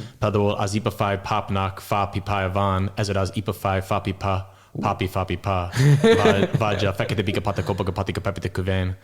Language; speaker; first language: Hungarian; non-native, learner; English